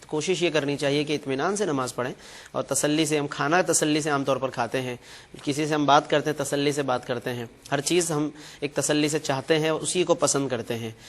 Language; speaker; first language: Urdu; native; Urdu